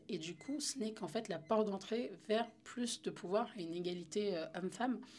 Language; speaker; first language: French; native; French